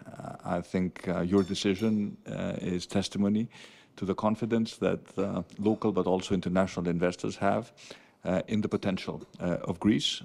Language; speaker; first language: English; non-native, fluent; Greek